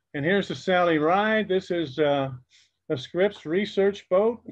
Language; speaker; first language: English; native; English